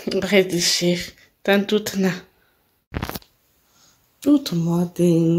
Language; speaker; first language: German; early bilingual, other home language; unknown